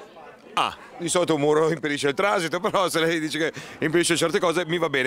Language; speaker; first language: Italian; native; Italian